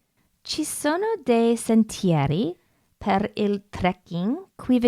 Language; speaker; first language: Italian; non-native, learner; English